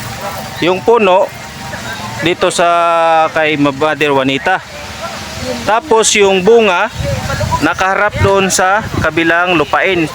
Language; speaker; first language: Filipino; non-native, local second language; Cebuano